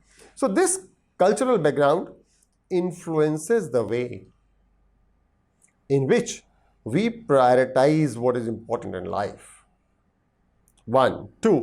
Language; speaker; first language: English; non-native, local second language; Hindi